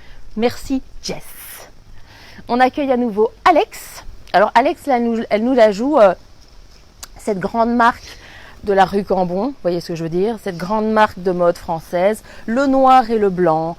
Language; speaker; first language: French; native; French